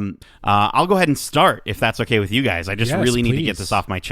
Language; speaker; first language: English; native; English